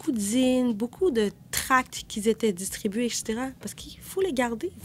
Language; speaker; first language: French; native; French